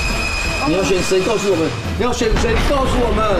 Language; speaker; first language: Chinese; native; Chinese